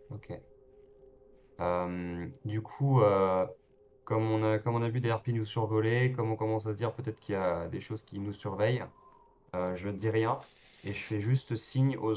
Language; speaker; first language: French; native; French